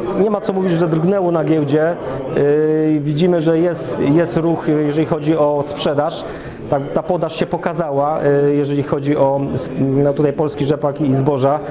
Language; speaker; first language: Polish; native; Polish